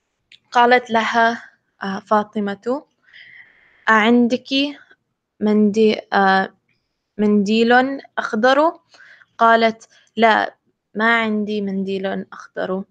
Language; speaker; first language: Arabic; non-native, learner; English